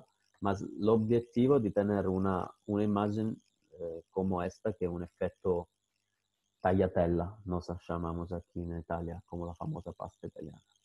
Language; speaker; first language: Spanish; non-native, fluent; Italian